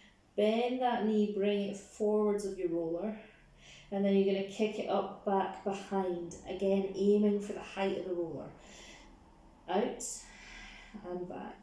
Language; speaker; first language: English; native; English